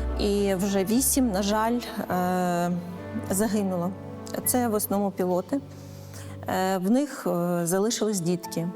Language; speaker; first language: Ukrainian; native; Ukrainian